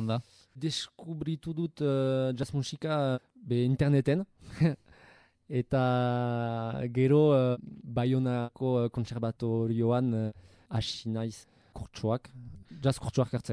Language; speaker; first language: Basque; non-native, local second language; French